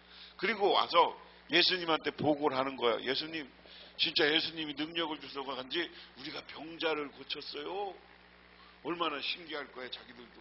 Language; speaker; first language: Korean; native; Korean